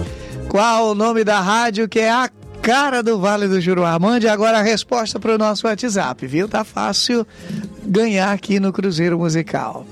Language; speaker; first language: Portuguese; native; Portuguese